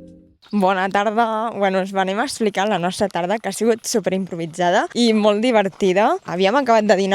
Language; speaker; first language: Catalan; native; Catalan